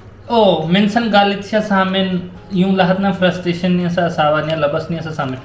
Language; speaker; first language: Filipino; non-native, learner; Hindi